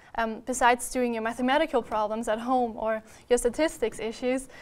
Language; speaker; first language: English; non-native, fluent; German